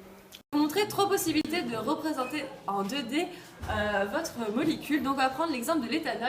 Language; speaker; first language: French; native; French